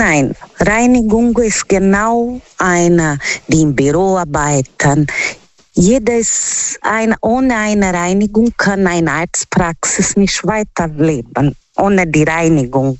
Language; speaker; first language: German; non-native, learner; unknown